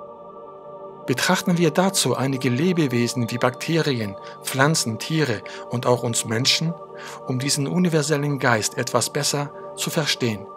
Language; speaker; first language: German; native; German